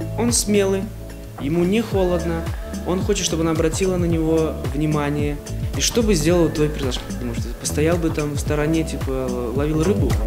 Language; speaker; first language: Russian; native; Russian